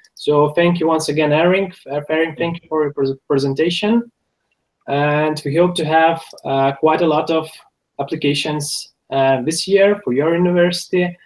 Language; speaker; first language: English; non-native, fluent; Lithuanian